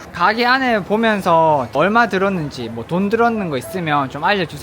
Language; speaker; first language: Korean; native; Korean